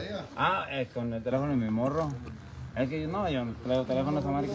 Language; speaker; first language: Spanish; native; Spanish